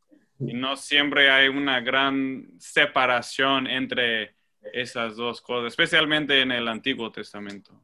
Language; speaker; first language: Spanish; non-native, fluent; English